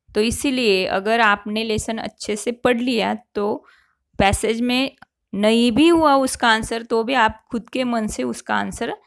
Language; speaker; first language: Hindi; non-native, local second language; Marathi